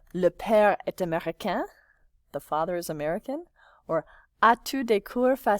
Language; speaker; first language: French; non-native, fluent; English